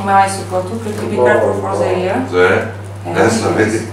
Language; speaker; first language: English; non-native, learner; Bulgarian